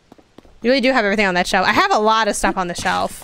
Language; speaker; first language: English; native; English